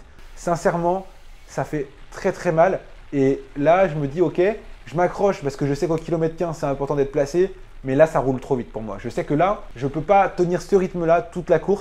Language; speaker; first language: French; native; French